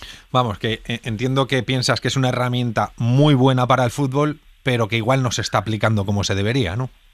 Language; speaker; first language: Spanish; native; Spanish